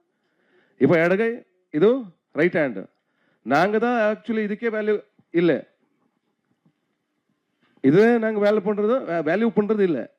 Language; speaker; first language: Tamil; non-native, learner; Kannada